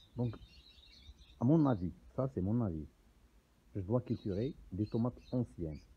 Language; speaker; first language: French; non-native, local second language; Arabic